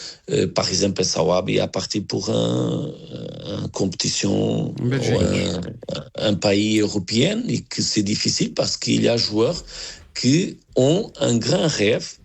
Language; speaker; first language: French; non-native, learner; Portuguese